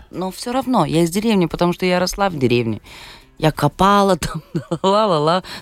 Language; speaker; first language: Russian; non-native, fluent; Lithuanian